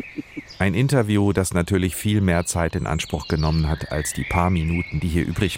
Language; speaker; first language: German; native; German